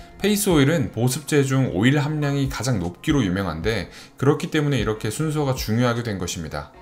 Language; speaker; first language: Korean; native; Korean